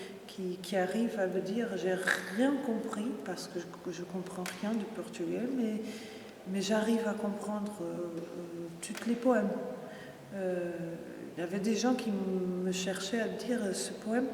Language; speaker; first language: French; non-native, fluent; Portuguese